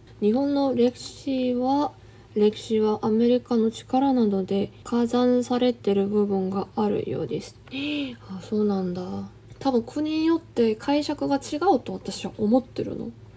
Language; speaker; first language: Japanese; non-native, fluent; Korean